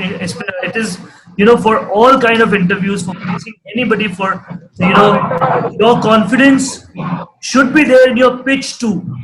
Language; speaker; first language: English; non-native, local second language; Hindi